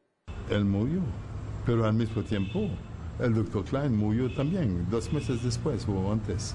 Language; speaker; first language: Spanish; non-native, fluent; Haitian Creole